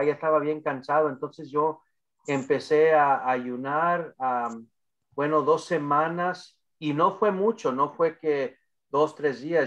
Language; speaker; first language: Spanish; early bilingual, other home language; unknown